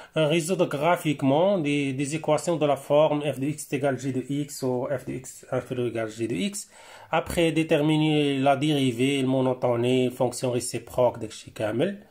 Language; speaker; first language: French; non-native, local second language; Arabic